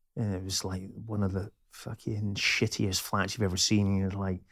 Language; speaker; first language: English; native; English